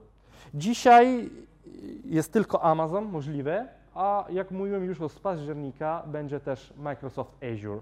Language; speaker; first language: Polish; non-native, fluent; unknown